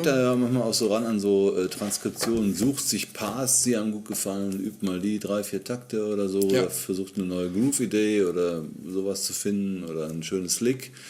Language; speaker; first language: German; native; German